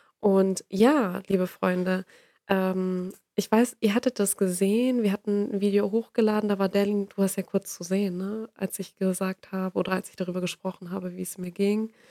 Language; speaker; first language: German; native; German